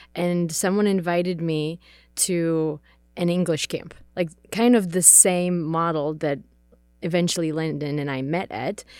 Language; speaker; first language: English; non-native, fluent; Czech